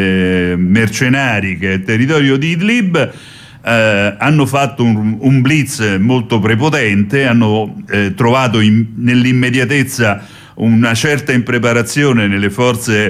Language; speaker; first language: Italian; native; Italian